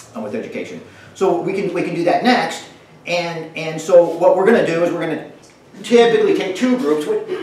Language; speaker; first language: English; native; English